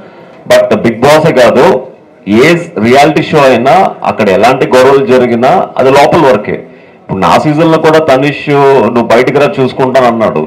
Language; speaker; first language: Telugu; native; Telugu